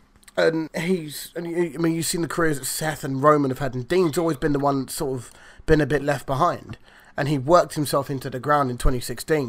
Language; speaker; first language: English; native; English